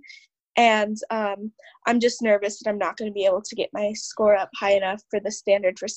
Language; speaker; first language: English; native; English